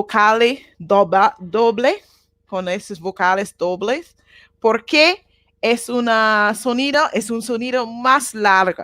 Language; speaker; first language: Spanish; non-native, learner; Japanese